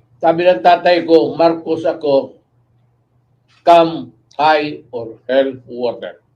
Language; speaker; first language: Filipino; non-native, local second language; Cebuano